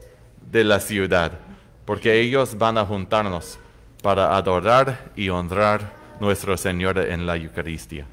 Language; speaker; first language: Spanish; non-native, fluent; English